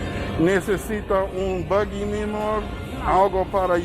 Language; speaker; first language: Spanish; non-native, learner; English